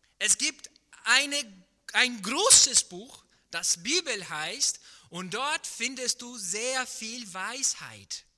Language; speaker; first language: German; non-native, fluent; Portuguese